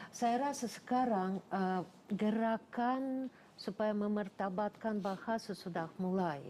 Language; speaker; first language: Malay; non-native, fluent; Russian